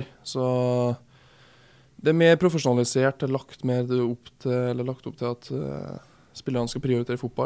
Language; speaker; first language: Norwegian; native; Norwegian